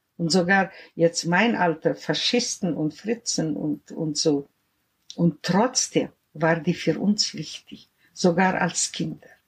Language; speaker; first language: German; early bilingual, heritage; German